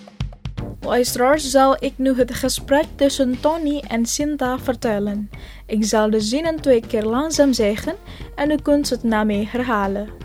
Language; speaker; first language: Dutch; non-native, learner; Indonesian